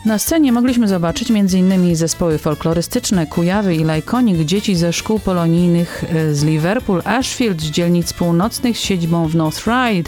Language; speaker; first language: Polish; native; Polish